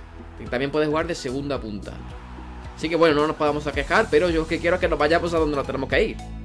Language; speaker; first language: Spanish; native; Spanish